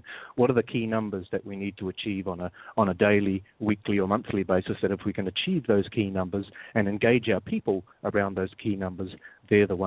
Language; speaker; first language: English; native; English